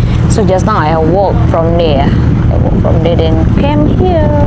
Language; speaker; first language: English; non-native, learner; Indonesian